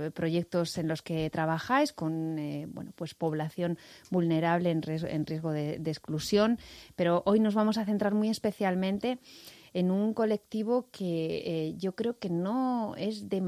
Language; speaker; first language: Spanish; native; Spanish